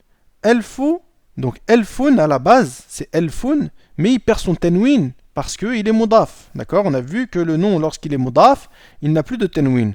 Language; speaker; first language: French; native; French